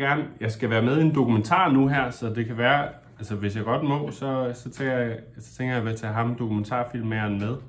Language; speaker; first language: Danish; native; Danish